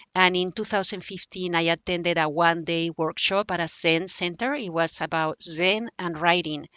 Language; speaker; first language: English; non-native, fluent; Spanish